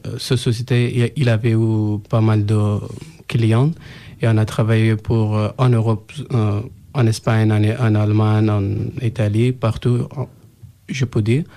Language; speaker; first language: French; non-native, learner; Persian